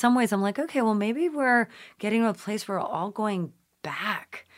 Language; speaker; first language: English; native; English